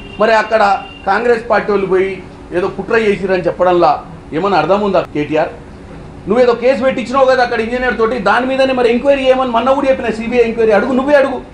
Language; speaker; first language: Telugu; native; Telugu